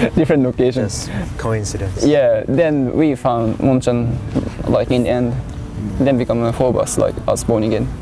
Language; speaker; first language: English; non-native, learner; Japanese